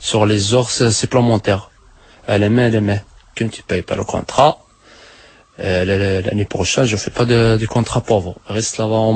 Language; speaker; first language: French; non-native, learner; Arabic